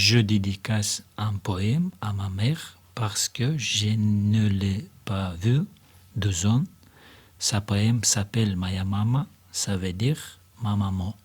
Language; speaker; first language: French; non-native, learner; Russian